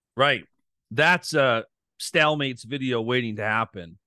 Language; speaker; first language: English; native; English